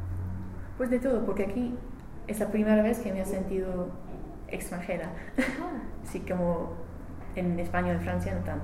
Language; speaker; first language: Spanish; non-native, learner; English